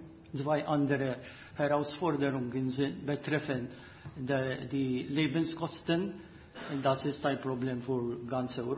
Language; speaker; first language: German; non-native, fluent; Maltese